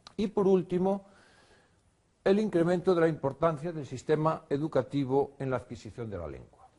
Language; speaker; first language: Spanish; non-native, local second language; Galician